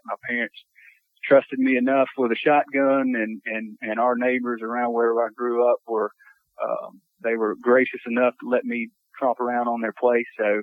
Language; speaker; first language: English; native; English